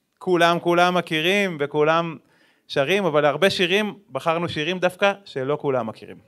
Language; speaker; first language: Hebrew; native; Hebrew